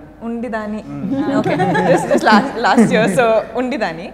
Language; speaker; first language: Telugu; non-native, learner; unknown